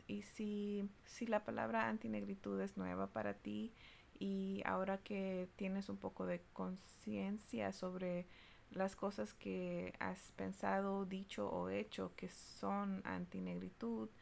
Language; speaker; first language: Spanish; early bilingual, heritage; Spanish